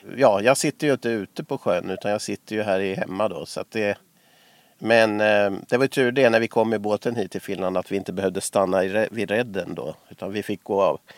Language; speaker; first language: Swedish; native; Swedish